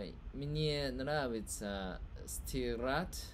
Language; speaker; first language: Russian; non-native, learner; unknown